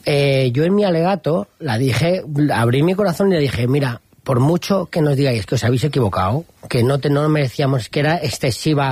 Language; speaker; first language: Spanish; native; Spanish